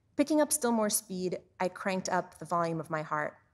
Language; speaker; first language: English; native; English